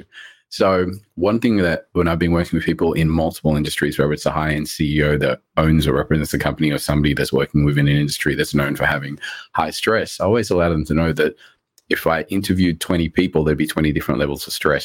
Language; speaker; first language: English; early bilingual, other home language; Morisyen